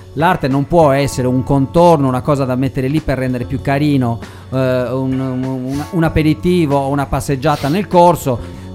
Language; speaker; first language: Italian; native; Italian